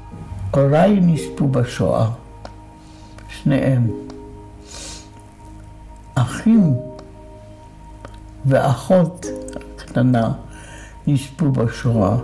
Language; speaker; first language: Hebrew; non-native, fluent; Polish